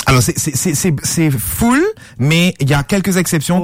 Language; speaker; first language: French; non-native, local second language; Morisyen